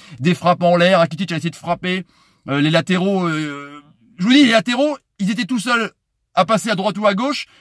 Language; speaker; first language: French; native; French